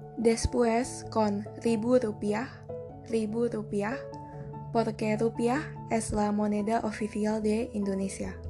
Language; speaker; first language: Spanish; non-native, fluent; Indonesian